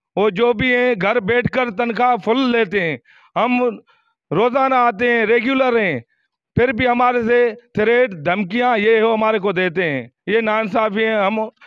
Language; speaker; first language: Urdu; non-native, local second language; Sindhi